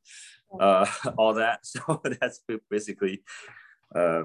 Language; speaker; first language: English; non-native, fluent; Chinese